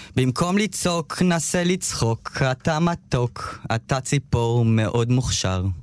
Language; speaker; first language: Hebrew; early bilingual, other home language; Russian